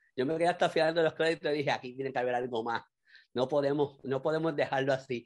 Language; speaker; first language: Spanish; native; Spanish